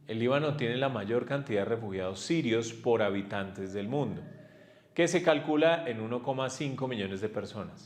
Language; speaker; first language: Spanish; native; Spanish